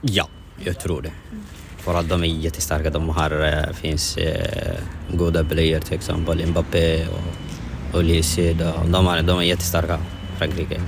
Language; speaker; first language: Swedish; non-native, learner; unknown